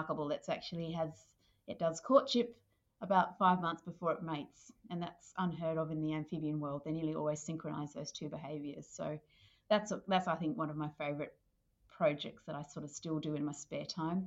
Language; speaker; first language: English; native; English